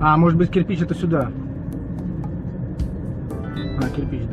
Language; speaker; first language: Russian; native; Russian